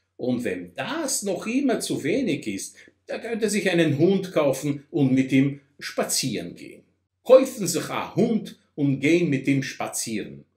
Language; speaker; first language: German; non-native, fluent; Russian